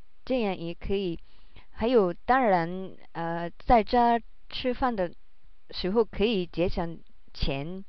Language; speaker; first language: Chinese; non-native, learner; Japanese